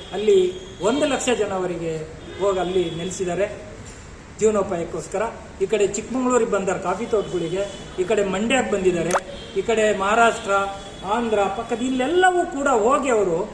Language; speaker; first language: Kannada; non-native, local second language; Lambadi